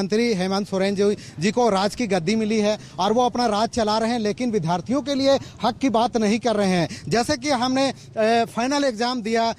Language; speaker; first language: Hindi; native; Hindi